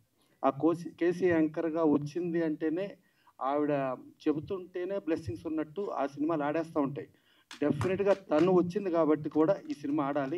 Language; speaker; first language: Telugu; native; Telugu